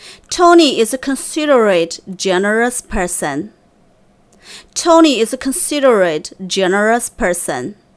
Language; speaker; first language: English; non-native, fluent; Chinese